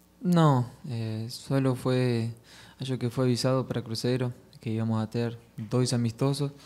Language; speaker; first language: Portuguese; non-native, fluent; Spanish